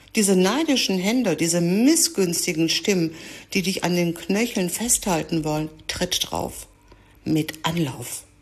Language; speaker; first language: German; early bilingual, other home language; Greek